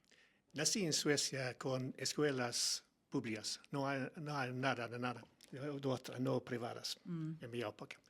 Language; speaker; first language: Spanish; non-native, learner; Swedish